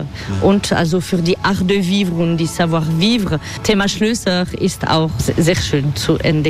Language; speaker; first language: German; non-native, fluent; French